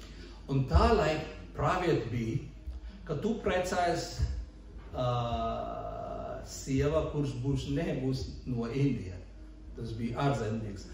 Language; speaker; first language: Latvian; non-native, learner; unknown